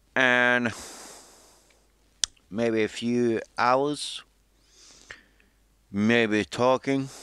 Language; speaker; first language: English; non-native, fluent; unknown